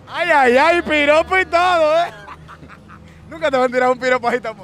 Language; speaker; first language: Spanish; native; Spanish